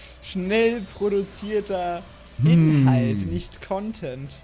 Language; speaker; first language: German; native; German